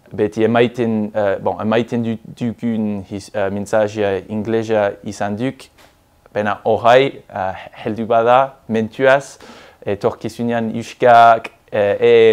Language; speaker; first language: Basque; non-native, fluent; English